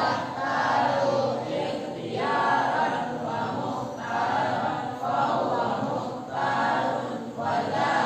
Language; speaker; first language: Arabic; non-native, learner; Indonesian